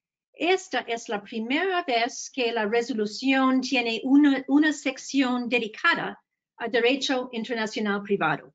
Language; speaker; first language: Spanish; non-native, fluent; English